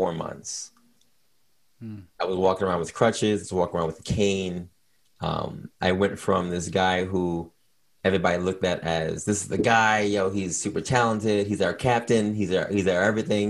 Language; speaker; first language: English; native; English